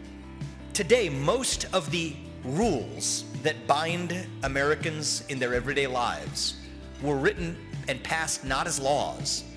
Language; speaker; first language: English; native; English